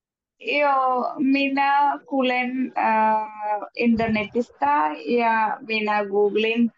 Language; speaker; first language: Finnish; non-native, learner; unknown